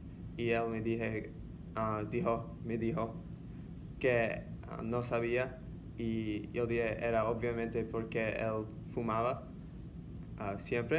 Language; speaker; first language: Spanish; non-native, learner; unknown